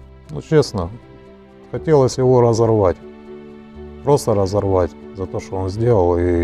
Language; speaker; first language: Russian; native; Russian